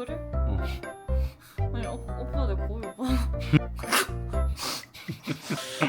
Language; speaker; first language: Korean; non-native, learner; Japanese